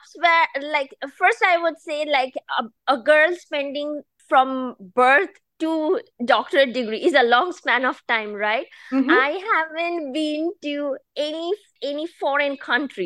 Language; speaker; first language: English; non-native, local second language; Bangla